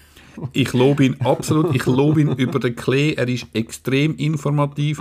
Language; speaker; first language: German; native; German